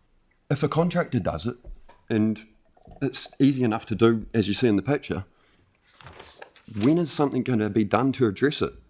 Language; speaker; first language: English; native; English